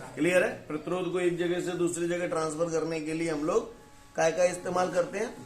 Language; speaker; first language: Hindi; native; Hindi